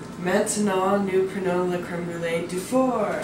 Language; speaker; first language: French; non-native, learner; English